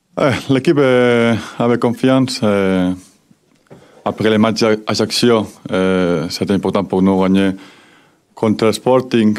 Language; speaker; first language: French; non-native, fluent; Spanish